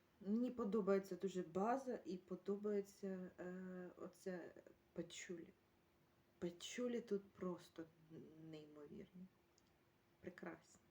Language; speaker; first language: Ukrainian; native; Ukrainian